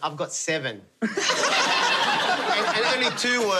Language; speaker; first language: English; native; English